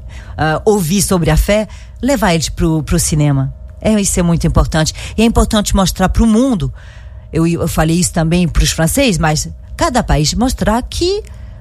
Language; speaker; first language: Portuguese; non-native, fluent; French